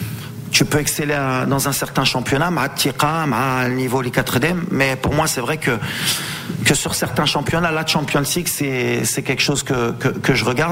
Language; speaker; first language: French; non-native, local second language; Arabic